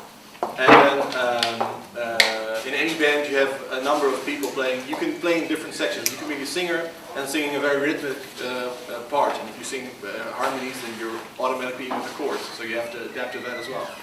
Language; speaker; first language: English; non-native, fluent; Dutch